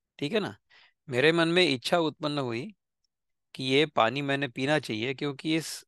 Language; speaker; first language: Hindi; non-native, local second language; Marathi